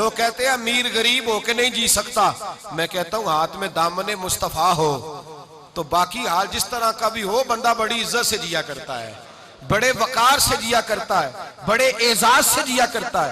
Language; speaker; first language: Hindi; non-native, local second language; Punjabi